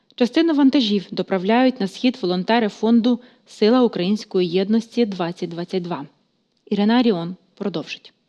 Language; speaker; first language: Ukrainian; native; Ukrainian